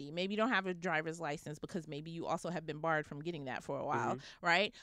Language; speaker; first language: English; native; English